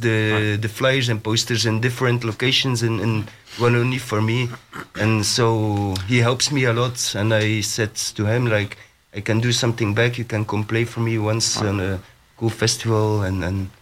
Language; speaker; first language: English; non-native, fluent; Dutch